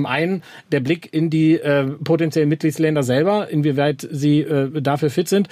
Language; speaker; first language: German; native; German